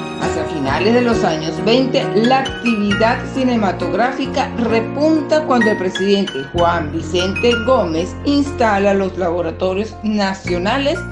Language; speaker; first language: Spanish; native; Spanish